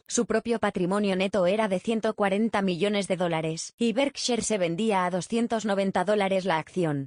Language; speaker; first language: Spanish; native; Spanish